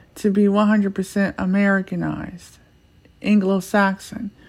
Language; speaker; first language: English; native; English